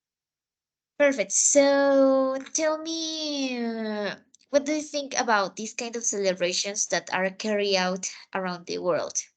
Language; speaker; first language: English; non-native, fluent; Spanish